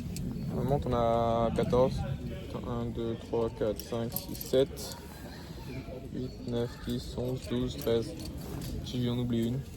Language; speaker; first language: French; native; French